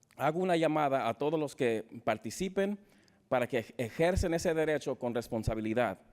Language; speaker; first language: Spanish; early bilingual, heritage; Spanish